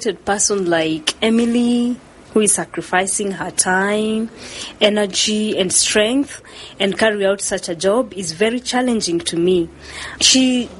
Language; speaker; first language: English; non-native, local second language; Luyia